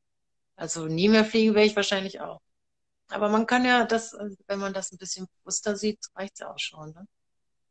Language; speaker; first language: German; native; German